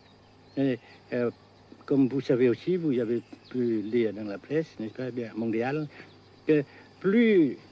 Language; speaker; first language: French; non-native, local second language; Vietnamese